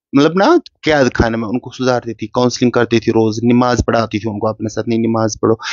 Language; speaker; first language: Hindi; non-native, local second language; Kashmiri